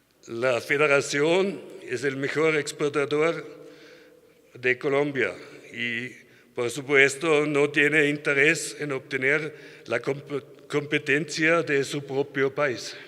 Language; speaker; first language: Spanish; non-native, learner; German